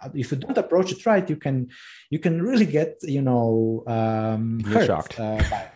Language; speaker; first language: English; non-native, fluent; Croatian